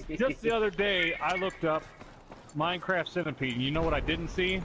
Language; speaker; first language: English; native; English